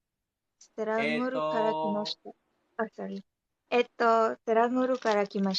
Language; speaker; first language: Japanese; non-native, learner; Malay